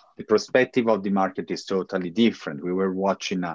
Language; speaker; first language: English; non-native, fluent; Italian